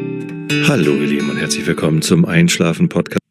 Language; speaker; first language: German; native; German